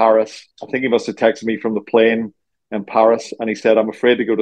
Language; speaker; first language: English; native; English